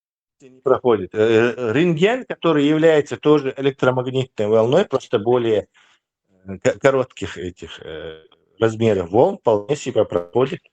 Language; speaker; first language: Russian; non-native, local second language; Chechen